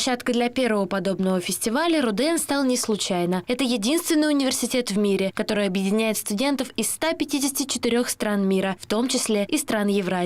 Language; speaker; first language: Russian; native; Russian